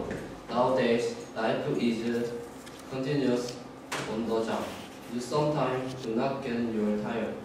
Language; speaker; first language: English; non-native, learner; Korean